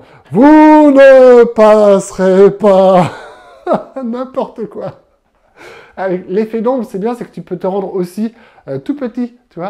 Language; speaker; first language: French; native; French